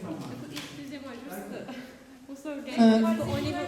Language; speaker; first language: French; non-native, fluent; Persian